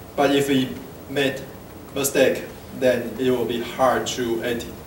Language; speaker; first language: English; non-native, fluent; Chinese